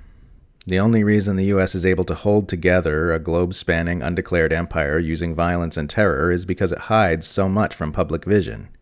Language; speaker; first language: English; native; English